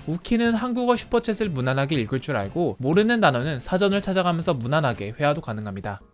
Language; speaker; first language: Korean; native; Korean